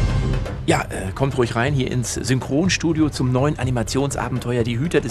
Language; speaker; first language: German; native; German